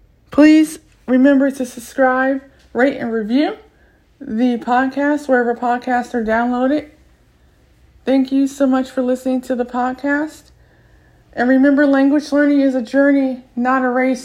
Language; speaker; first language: English; native; English